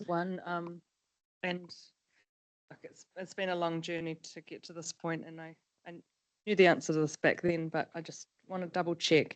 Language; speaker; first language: English; native; English